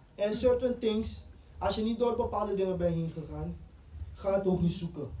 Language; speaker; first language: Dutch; non-native, fluent; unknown